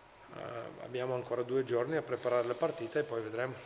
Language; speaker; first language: Italian; non-native, fluent; Bulgarian